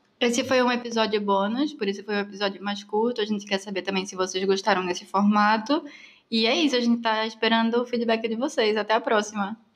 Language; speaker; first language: Portuguese; native; Portuguese